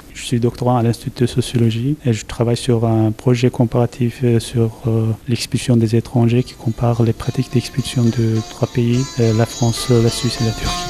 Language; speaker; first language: French; non-native, fluent; Kurdish